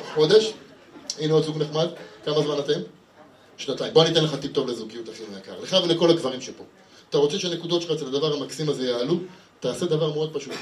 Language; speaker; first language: Hebrew; native; Hebrew